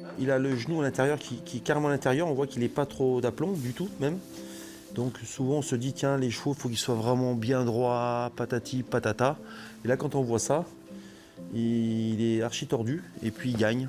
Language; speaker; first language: French; native; French